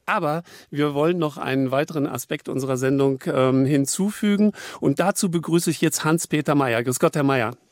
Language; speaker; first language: German; native; German